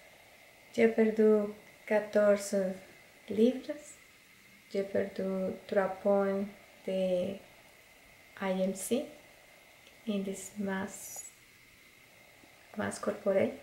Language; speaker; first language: French; non-native, learner; Spanish